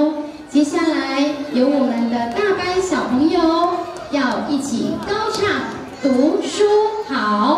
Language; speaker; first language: Chinese; native; Chinese